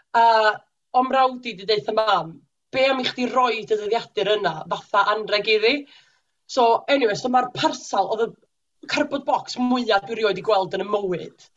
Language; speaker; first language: Welsh; native; Welsh